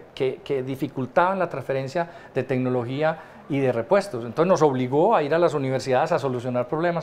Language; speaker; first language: Spanish; native; Spanish